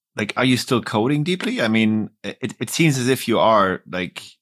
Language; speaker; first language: English; non-native, fluent; German